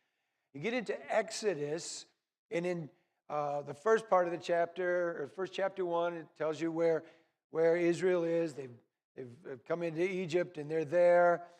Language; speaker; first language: English; native; English